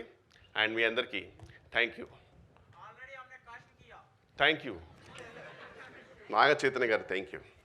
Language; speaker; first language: Telugu; native; Telugu